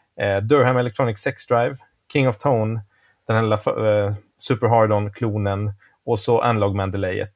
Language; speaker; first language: Swedish; native; Swedish